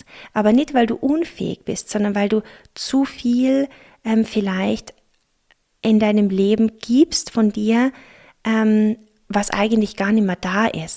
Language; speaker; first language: German; native; German